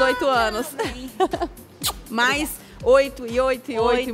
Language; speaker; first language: Portuguese; native; Portuguese